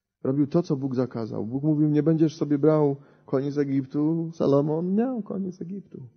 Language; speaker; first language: Polish; native; Polish